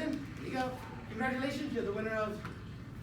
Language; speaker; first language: English; non-native, fluent; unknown